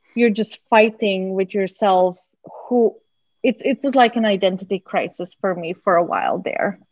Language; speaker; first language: English; non-native, fluent; Macedonian